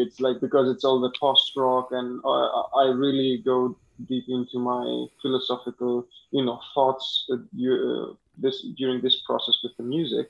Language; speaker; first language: English; non-native, fluent; Greek